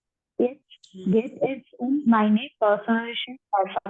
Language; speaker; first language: German; non-native, learner; Malayalam